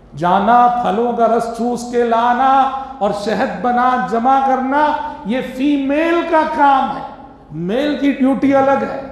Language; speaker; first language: Urdu; native; Urdu